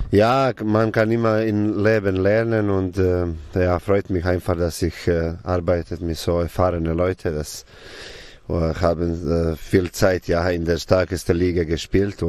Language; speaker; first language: German; non-native, fluent; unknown